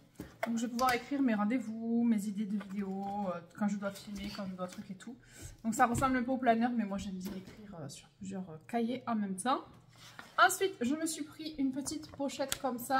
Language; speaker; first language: French; native; French